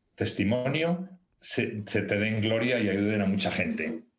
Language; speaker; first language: Spanish; native; Spanish